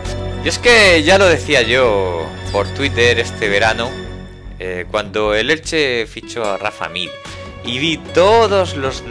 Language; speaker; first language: Spanish; native; Spanish